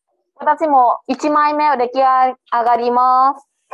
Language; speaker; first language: Japanese; non-native, learner; Vietnamese